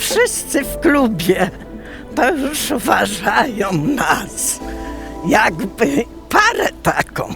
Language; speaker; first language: Polish; native; Polish